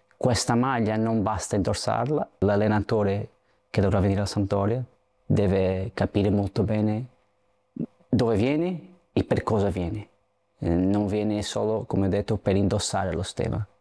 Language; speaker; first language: Italian; non-native, fluent; Portuguese